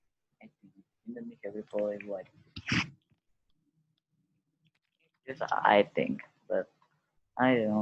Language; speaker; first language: English; non-native, learner; Indonesian